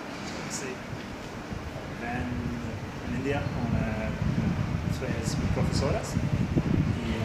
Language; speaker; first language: Spanish; non-native, learner; English